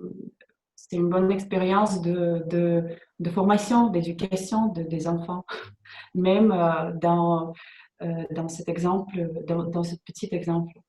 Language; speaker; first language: French; non-native, fluent; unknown